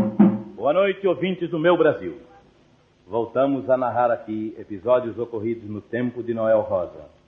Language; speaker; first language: Portuguese; native; Portuguese